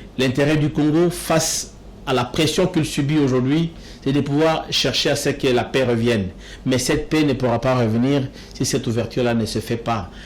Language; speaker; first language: French; non-native, local second language; Lingala